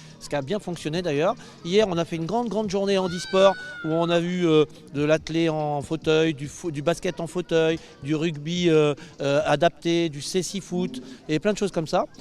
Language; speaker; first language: French; native; French